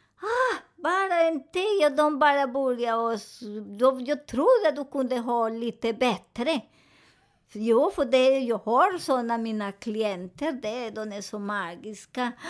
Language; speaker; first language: Swedish; non-native, fluent; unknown